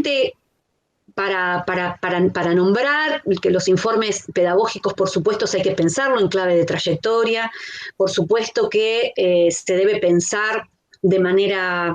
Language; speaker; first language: Spanish; native; Spanish